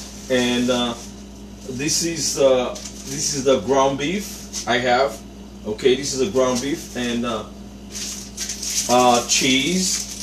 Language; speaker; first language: English; non-native, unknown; Haitian Creole